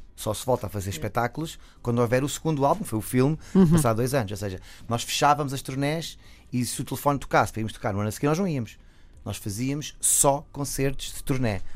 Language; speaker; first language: Portuguese; native; Portuguese